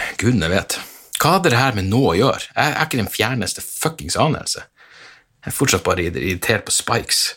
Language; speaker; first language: Norwegian; native; Norwegian